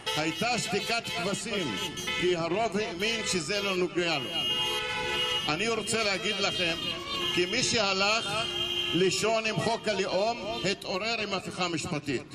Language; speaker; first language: Hebrew; non-native, local second language; Arabic